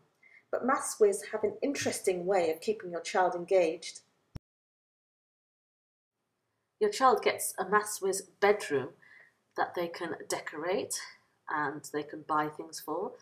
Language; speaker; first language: English; native; English